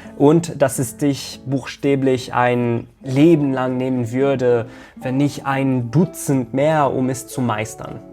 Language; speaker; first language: German; non-native, fluent; Arabic